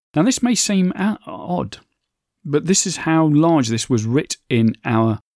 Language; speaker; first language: English; native; English